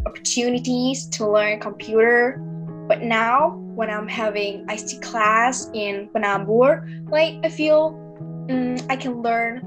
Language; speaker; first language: English; early bilingual, other home language; Indonesian